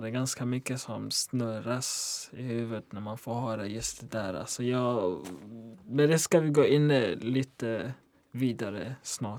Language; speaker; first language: Swedish; non-native, local second language; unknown